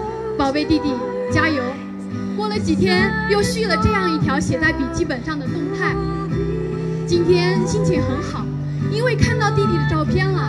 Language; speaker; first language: Chinese; native; Chinese